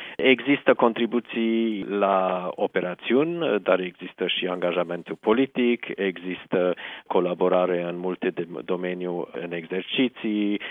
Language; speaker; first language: Romanian; early bilingual, heritage; Romanian